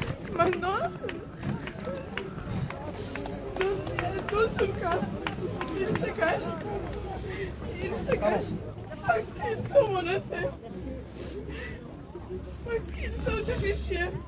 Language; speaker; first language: French; non-native, learner; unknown